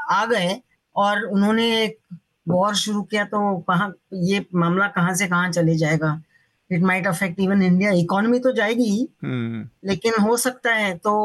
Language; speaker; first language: Hindi; non-native, local second language; Marathi